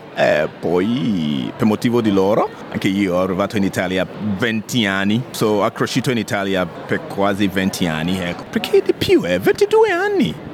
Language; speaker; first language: Italian; non-native, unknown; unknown